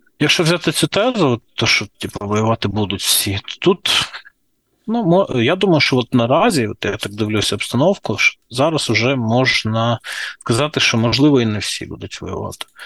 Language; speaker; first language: Ukrainian; non-native, local second language; Russian